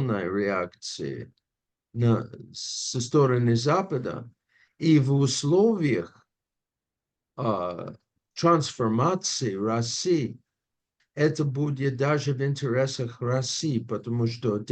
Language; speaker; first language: Russian; non-native, fluent; English